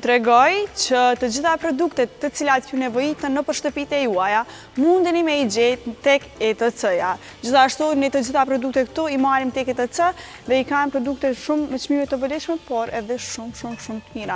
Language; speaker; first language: Albanian; native; Albanian